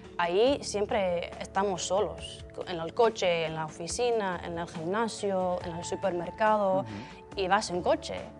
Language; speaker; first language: Spanish; non-native, fluent; English